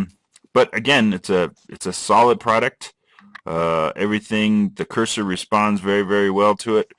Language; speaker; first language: English; native; English